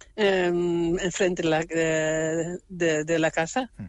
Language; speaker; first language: Spanish; non-native, learner; Dutch